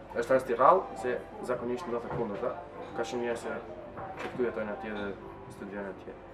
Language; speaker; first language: Albanian; native; Albanian